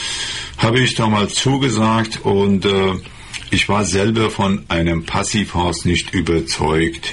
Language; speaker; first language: German; non-native, fluent; Persian